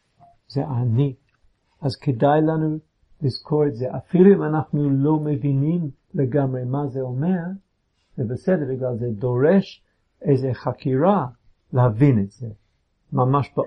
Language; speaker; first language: Hebrew; non-native, fluent; English